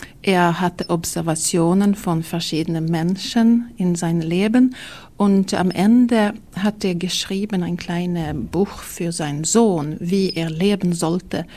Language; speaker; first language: German; non-native, learner; Swedish